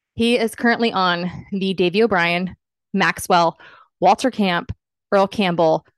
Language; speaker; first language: English; native; English